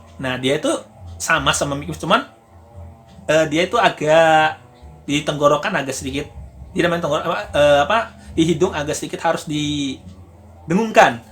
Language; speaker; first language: Indonesian; native; Indonesian